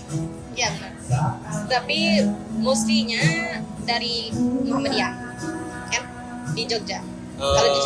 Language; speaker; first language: Indonesian; non-native, learner; Thai